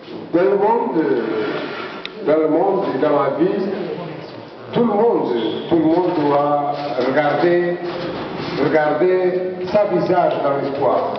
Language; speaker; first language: French; non-native, learner; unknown